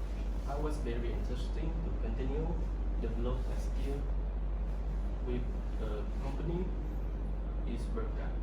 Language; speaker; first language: English; non-native, learner; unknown